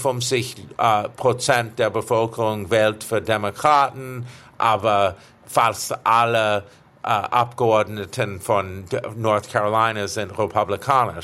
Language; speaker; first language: German; early bilingual, heritage; English